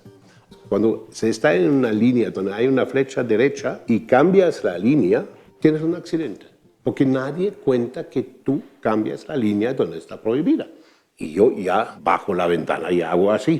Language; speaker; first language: Spanish; non-native, fluent; German